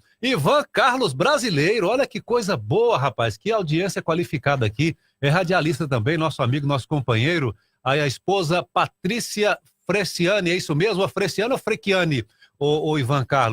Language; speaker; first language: Portuguese; native; Portuguese